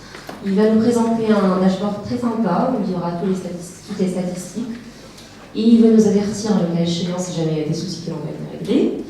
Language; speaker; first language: French; native; French